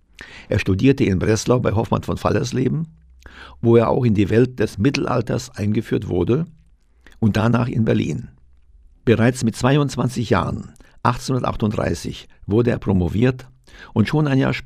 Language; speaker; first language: German; native; German